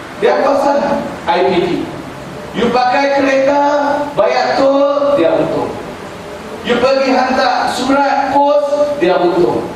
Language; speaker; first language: Malay; non-native, local second language; Chinese